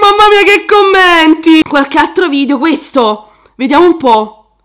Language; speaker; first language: Italian; native; Italian